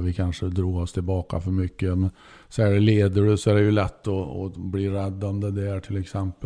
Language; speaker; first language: Swedish; native; Swedish